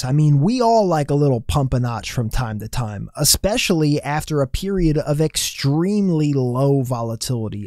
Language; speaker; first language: English; native; English